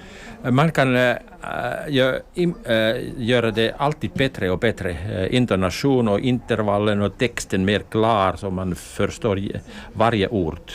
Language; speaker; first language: Swedish; non-native, local second language; Finnish